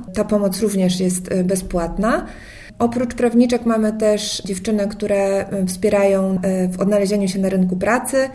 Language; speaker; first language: Polish; native; Polish